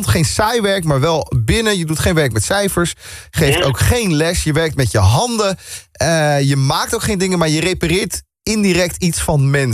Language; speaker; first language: Dutch; native; Dutch